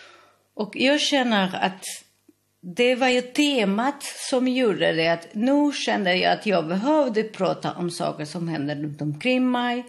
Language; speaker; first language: Swedish; non-native, fluent; Spanish